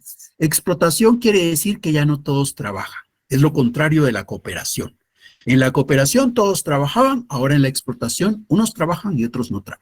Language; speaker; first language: Spanish; native; Spanish